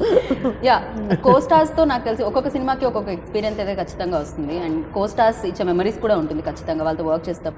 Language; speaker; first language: Telugu; native; Telugu